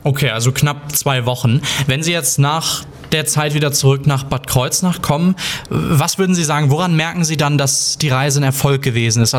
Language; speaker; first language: German; early bilingual, other home language; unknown